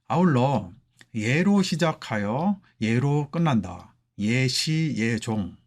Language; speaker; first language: Korean; native; Korean